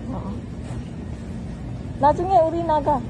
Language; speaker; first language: Korean; non-native, learner; Filipino